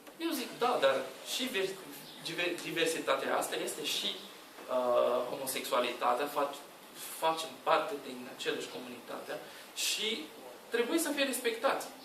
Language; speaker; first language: Romanian; non-native, learner; Portuguese